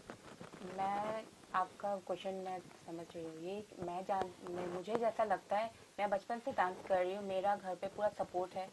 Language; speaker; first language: Hindi; non-native, local second language; Assamese